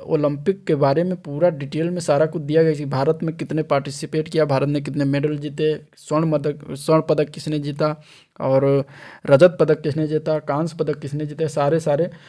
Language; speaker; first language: Hindi; native; Hindi